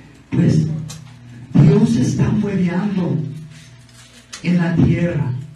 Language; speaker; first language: Spanish; non-native, learner; English